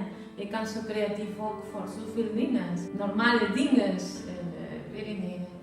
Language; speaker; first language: Dutch; non-native, learner; Spanish